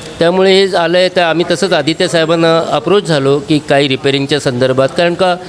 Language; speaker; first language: Marathi; native; Marathi